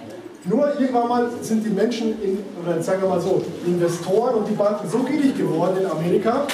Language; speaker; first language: German; native; German